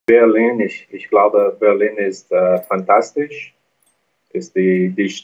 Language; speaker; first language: German; non-native, learner; Portuguese